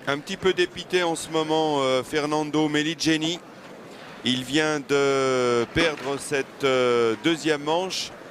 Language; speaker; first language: French; native; French